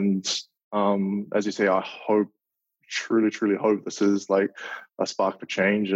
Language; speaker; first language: English; native; English